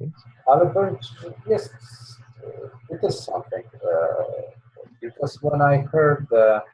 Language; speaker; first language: English; non-native, learner; Polish